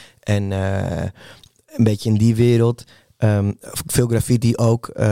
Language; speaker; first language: Dutch; early bilingual, other home language; Spanish